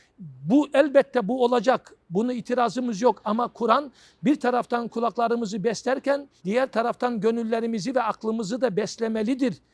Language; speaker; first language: Turkish; native; Turkish